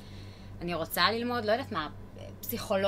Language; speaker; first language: Hebrew; native; Hebrew